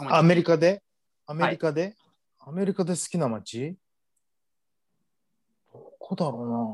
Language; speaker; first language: Japanese; native; Japanese